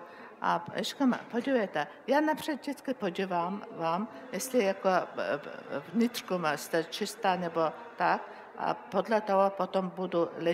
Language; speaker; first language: Czech; non-native, learner; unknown